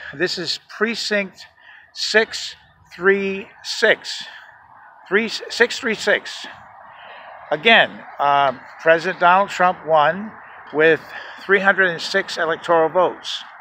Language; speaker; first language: English; native; English